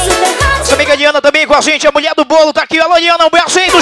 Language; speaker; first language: Portuguese; native; Portuguese